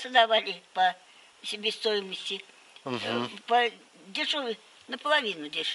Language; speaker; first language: Russian; native; Russian